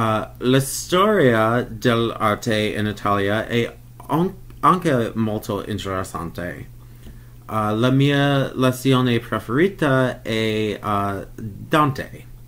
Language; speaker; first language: Italian; non-native, learner; English